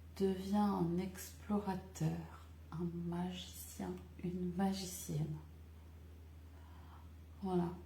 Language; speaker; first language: French; native; French